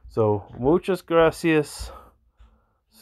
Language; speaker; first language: Spanish; non-native, learner; English